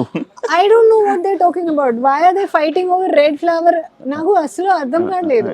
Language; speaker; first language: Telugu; non-native, learner; Hindi